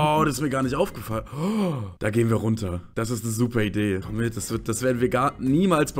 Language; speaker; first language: German; native; German